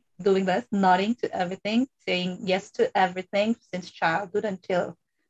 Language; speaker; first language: English; non-native, local second language; Iloko